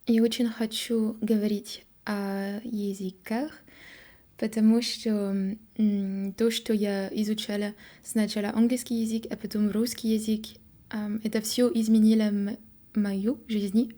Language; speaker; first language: Russian; non-native, learner; French